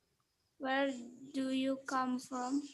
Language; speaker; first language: English; non-native, learner; Indonesian